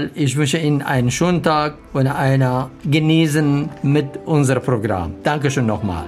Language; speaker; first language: German; non-native, learner; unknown